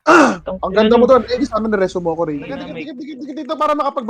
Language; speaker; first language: Filipino; native; Filipino